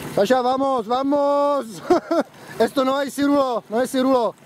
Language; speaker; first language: Spanish; non-native, learner; Czech